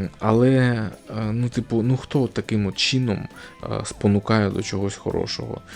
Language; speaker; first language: Ukrainian; non-native, local second language; Russian